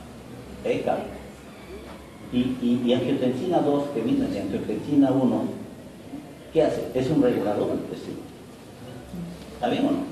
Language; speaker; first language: Spanish; native; Spanish